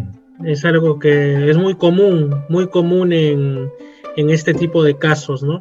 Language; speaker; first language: Spanish; native; Spanish